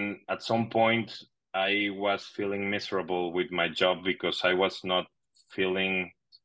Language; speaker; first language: English; non-native, fluent; Spanish